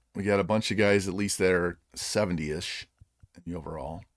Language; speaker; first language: English; native; English